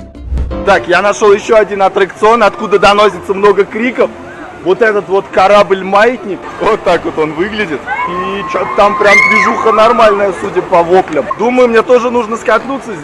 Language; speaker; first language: Russian; native; Russian